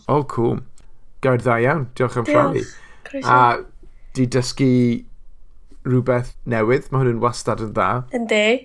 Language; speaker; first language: Welsh; non-native, local second language; English